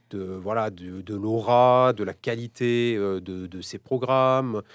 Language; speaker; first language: French; native; French